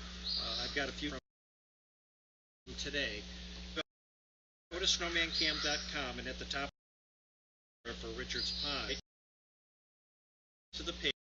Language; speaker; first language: English; native; English